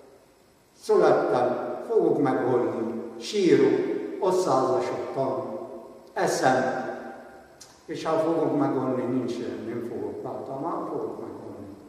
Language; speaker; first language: Hungarian; non-native, fluent; Arabic